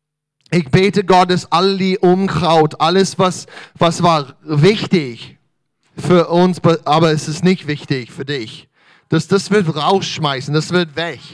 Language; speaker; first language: German; non-native, fluent; English